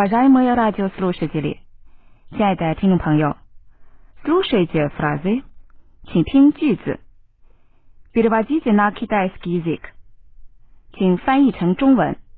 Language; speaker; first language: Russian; non-native, fluent; Chinese